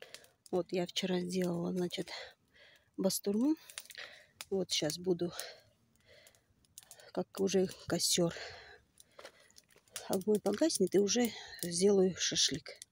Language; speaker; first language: Russian; non-native, learner; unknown